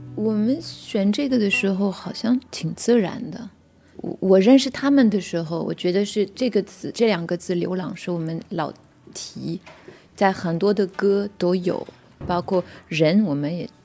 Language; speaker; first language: Chinese; non-native, fluent; French